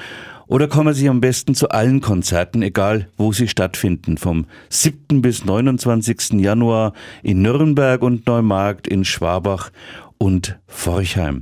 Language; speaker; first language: German; native; German